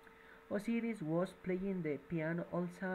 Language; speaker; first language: English; non-native, fluent; Spanish